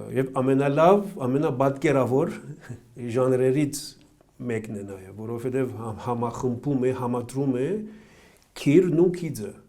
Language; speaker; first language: Armenian; early bilingual, heritage; Armenian